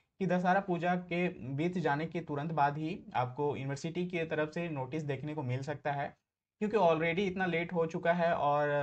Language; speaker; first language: Hindi; native; Hindi